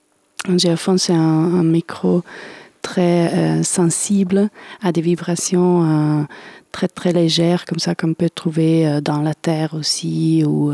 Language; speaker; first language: French; non-native, fluent; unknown